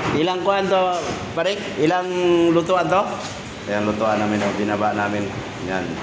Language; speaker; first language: Filipino; non-native, local second language; Hiligaynon